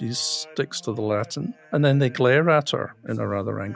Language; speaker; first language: English; native; English